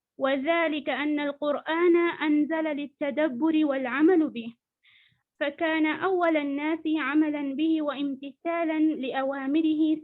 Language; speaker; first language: Arabic; non-native, learner; Urdu